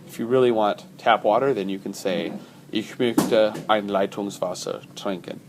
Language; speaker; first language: German; non-native, fluent; English